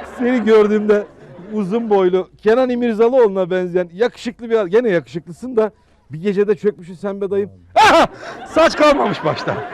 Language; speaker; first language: Turkish; native; Turkish